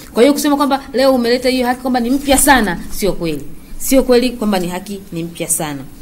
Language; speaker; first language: Swahili; native; Swahili